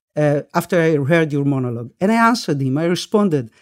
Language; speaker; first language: English; early bilingual, other home language; Spanish